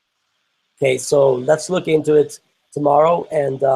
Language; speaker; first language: English; non-native, fluent; Swedish